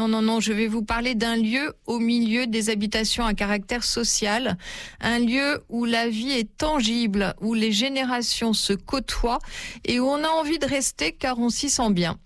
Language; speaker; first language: French; native; French